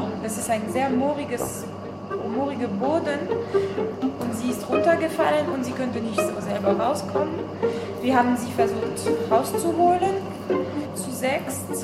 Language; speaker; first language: German; non-native, learner; French